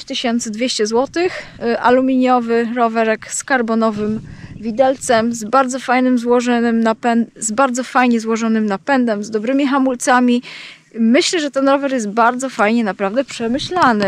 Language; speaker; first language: Polish; native; Polish